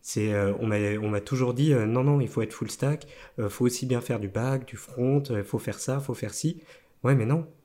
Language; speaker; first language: French; native; French